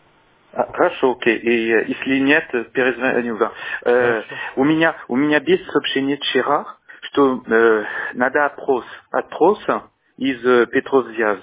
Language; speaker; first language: Russian; non-native, learner; French